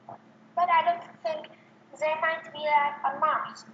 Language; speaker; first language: English; non-native, learner; Vietnamese